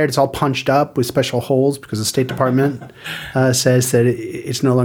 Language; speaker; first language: English; native; English